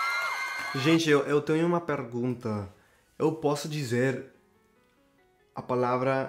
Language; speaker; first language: Portuguese; non-native, learner; Spanish